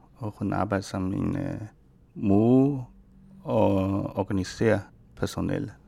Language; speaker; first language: Danish; non-native, fluent; Chinese